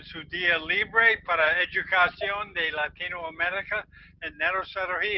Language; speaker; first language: Spanish; non-native, learner; English